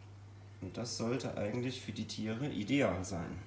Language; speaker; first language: German; native; German